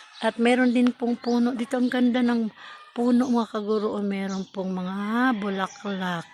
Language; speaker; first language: Filipino; non-native, local second language; Cebuano